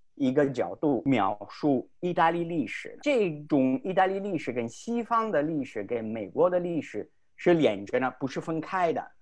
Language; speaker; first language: Chinese; non-native, fluent; Italian